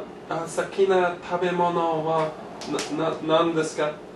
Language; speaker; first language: Japanese; non-native, learner; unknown